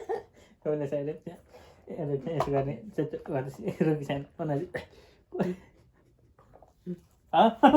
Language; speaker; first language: Japanese; non-native, learner; Nepali